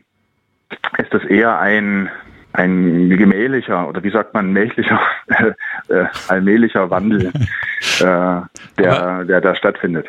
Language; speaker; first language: German; native; German